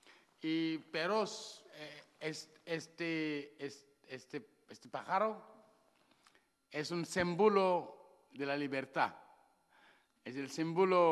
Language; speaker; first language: Spanish; non-native, learner; Wolof